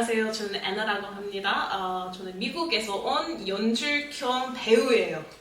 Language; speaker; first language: Korean; non-native, fluent; English